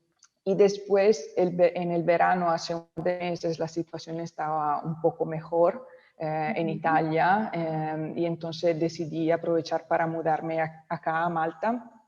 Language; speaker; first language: Spanish; non-native, local second language; Italian